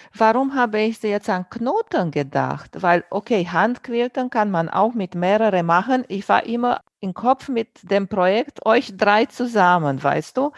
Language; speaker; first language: German; non-native, fluent; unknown